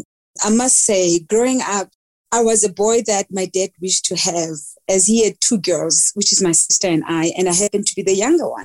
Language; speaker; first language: English; non-native, local second language; Xhosa